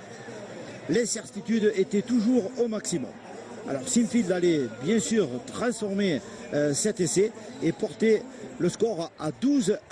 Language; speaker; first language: French; native; French